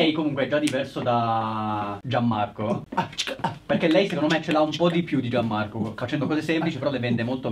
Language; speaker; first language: Italian; native; Italian